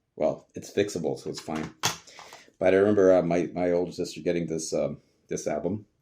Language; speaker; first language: English; non-native, fluent; Swedish